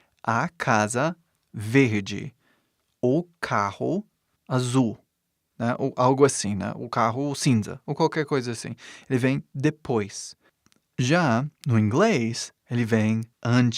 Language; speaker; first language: Portuguese; non-native, fluent; English